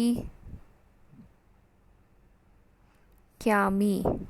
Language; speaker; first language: Italian; non-native, fluent; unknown